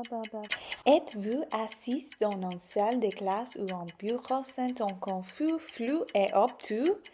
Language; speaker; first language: French; non-native, learner; English